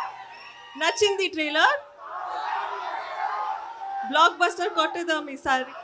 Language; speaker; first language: Telugu; non-native, learner; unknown